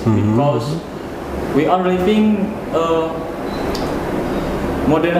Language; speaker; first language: English; non-native, learner; Indonesian